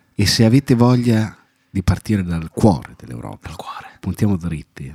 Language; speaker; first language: Italian; native; Italian